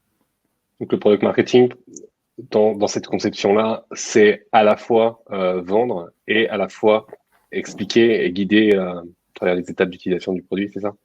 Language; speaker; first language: French; native; French